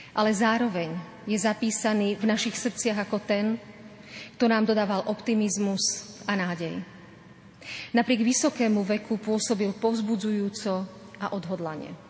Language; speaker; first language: Slovak; native; Slovak